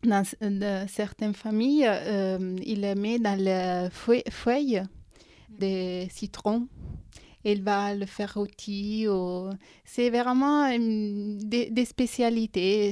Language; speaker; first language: French; non-native, fluent; Italian